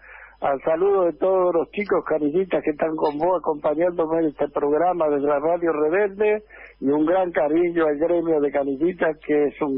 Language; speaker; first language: Spanish; native; Spanish